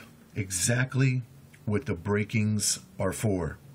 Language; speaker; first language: English; native; English